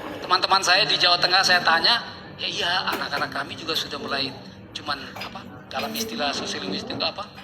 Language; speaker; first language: Indonesian; non-native, local second language; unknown